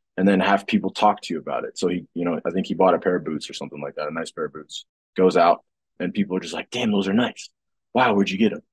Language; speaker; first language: English; native; English